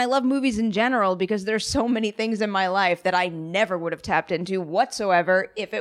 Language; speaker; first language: English; native; English